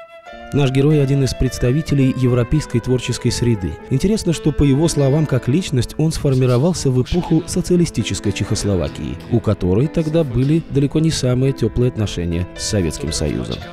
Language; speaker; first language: Russian; native; Russian